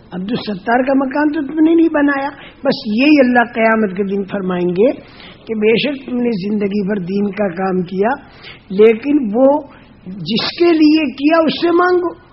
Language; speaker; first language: Urdu; non-native, local second language; Gujarati